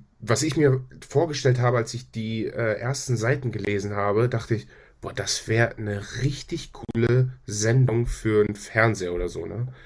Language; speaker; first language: German; native; German